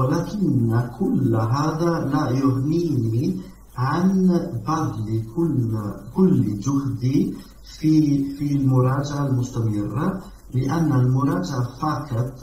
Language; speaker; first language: Arabic; non-native, learner; Italian